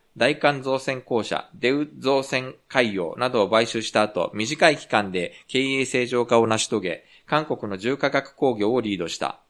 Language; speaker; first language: Japanese; native; Japanese